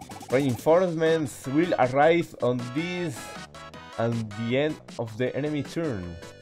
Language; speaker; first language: English; non-native, learner; Spanish